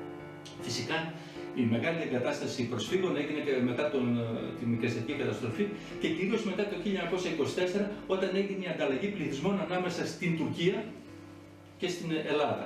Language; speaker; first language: Greek; native; Greek